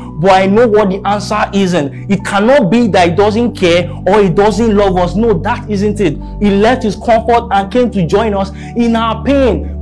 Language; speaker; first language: English; non-native, local second language; Yoruba